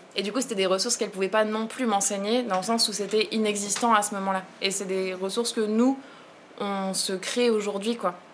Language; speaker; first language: French; native; French